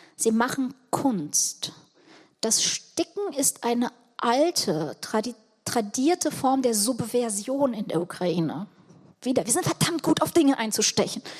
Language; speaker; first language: German; early bilingual, other home language; Russian